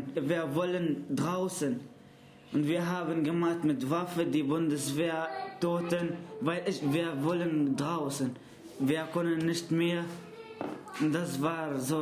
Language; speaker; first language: German; non-native, learner; Arabic